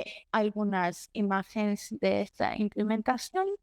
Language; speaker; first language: Spanish; non-native, learner; Portuguese